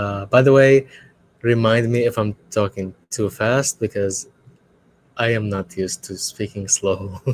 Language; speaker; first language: English; non-native, fluent; Arabic